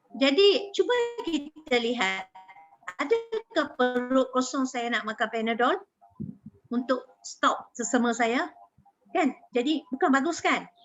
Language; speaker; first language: Malay; native; Malay